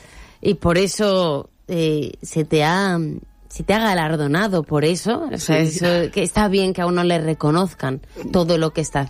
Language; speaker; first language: Spanish; native; Spanish